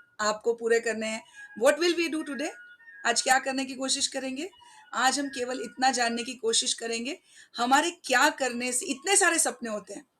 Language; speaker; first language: Hindi; non-native, local second language; Marathi